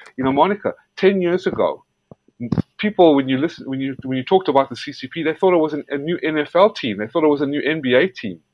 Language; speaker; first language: English; native; English